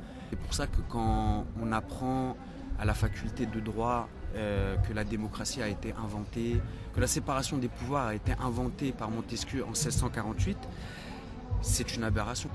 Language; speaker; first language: French; native; French